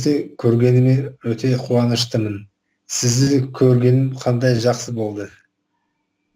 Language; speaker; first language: Kazakh; non-native, local second language; Russian